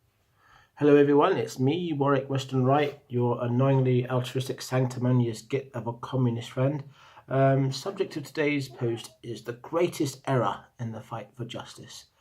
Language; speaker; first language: English; native; English